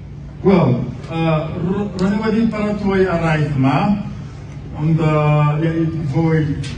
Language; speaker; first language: Welsh; non-native, fluent; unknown